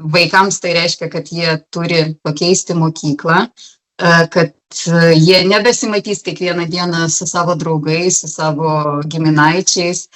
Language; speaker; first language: Lithuanian; non-native, local second language; Polish